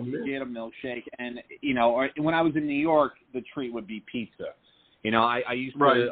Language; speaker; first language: English; native; English